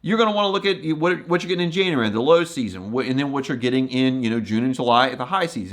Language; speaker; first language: English; native; English